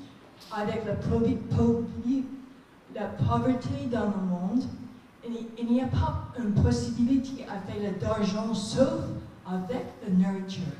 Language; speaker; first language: French; non-native, fluent; English